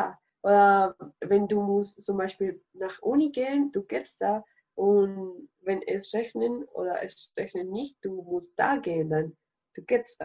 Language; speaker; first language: German; non-native, learner; Spanish